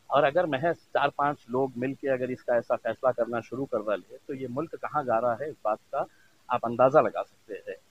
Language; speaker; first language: Hindi; non-native, local second language; Urdu